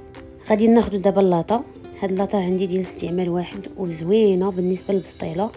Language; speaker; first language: Arabic; native; Arabic